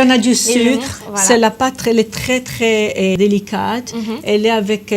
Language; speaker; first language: French; non-native, fluent; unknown